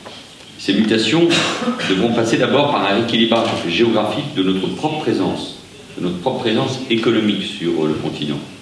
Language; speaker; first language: French; native; French